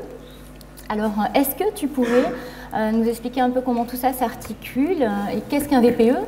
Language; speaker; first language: French; native; French